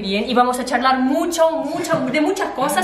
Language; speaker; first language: Spanish; non-native, fluent; Russian